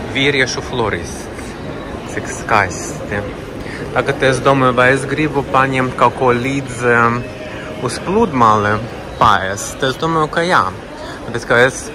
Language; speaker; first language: Latvian; non-native, learner; Russian